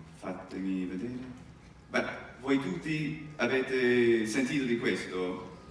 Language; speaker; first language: Italian; non-native, fluent; English